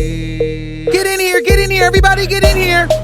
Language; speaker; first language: English; native; English